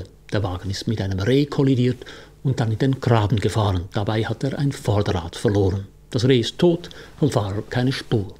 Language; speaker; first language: German; native; German